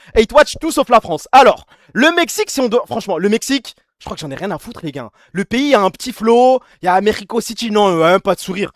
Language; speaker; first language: French; early bilingual, other home language; Arabic